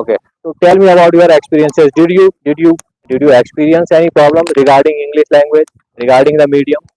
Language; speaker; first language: English; non-native, local second language; Hindi